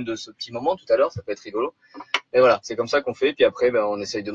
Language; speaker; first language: French; native; French